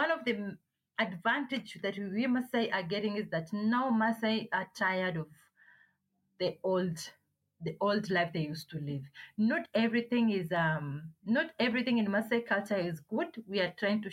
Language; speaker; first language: English; non-native, local second language; Masai